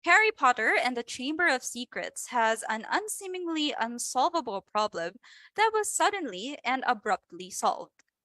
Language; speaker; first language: English; non-native, local second language; Filipino